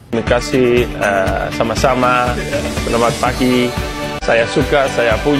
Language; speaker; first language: Indonesian; non-native, learner; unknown